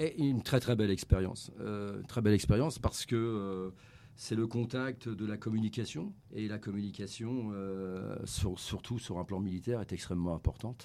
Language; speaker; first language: French; native; French